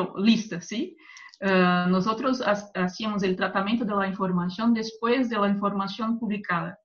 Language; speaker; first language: Spanish; non-native, fluent; Portuguese